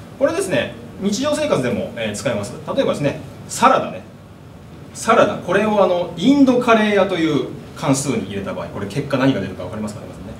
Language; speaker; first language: Japanese; native; Japanese